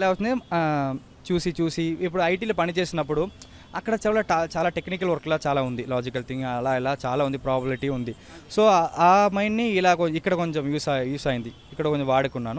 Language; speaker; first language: Telugu; early bilingual, heritage; Tamil